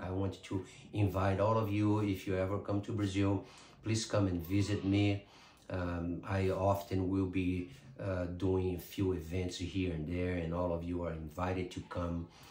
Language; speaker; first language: English; non-native, fluent; Portuguese